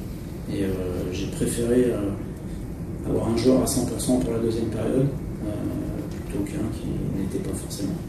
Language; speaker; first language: French; native; French